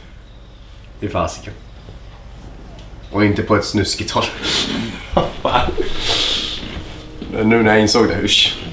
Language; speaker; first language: Swedish; native; Swedish